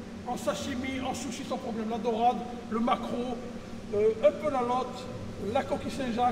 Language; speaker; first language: French; native; French